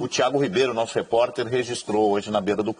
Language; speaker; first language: Portuguese; native; Portuguese